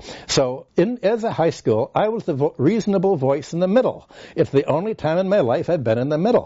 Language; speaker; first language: English; native; English